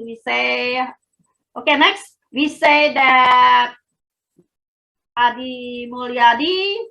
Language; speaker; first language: English; non-native, fluent; Indonesian